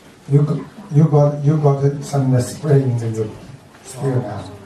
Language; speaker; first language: English; non-native, learner; Chinese